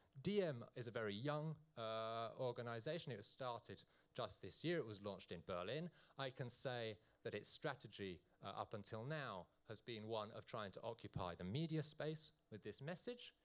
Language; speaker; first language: English; native; English